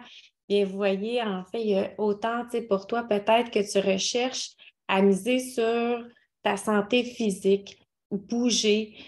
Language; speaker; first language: French; native; French